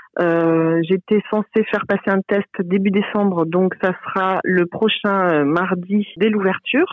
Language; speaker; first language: French; native; French